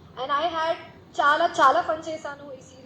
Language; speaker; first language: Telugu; non-native, local second language; Hindi